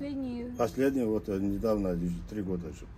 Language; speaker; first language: Russian; non-native, local second language; Kazakh